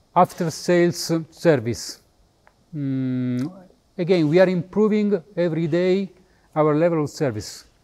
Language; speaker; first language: English; non-native, fluent; Italian